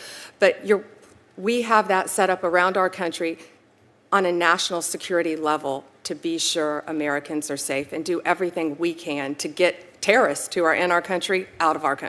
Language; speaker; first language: English; native; English